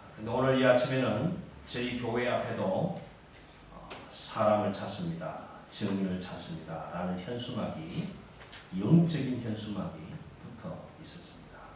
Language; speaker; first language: Korean; native; Korean